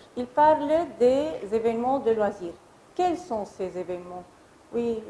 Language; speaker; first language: French; non-native, fluent; Arabic